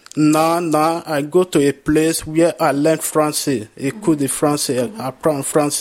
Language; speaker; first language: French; non-native, learner; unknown